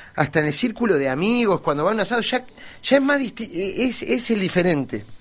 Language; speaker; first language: Spanish; native; Spanish